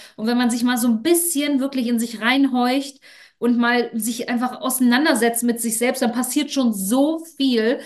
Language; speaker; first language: German; native; German